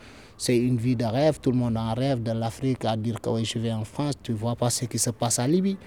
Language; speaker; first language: French; non-native, local second language; Fula